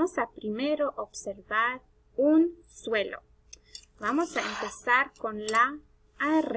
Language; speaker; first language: Spanish; non-native, fluent; English